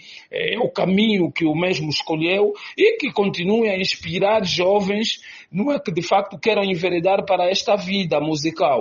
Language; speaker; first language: Portuguese; native; Portuguese